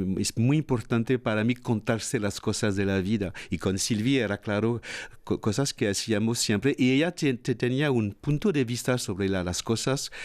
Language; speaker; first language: Spanish; non-native, fluent; French